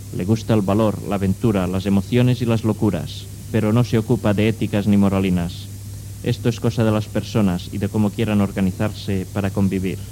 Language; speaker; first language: Spanish; non-native, local second language; Catalan